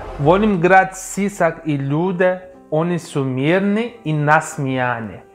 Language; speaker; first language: Croatian; non-native, learner; Turkish